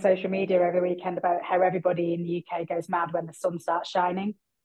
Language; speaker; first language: English; native; English